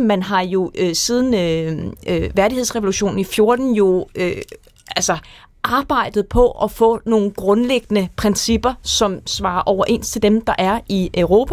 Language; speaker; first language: Danish; native; Danish